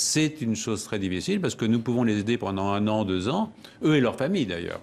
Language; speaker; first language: French; native; French